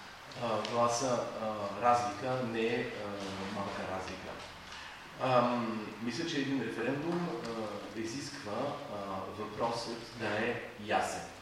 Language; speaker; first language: Bulgarian; non-native, fluent; French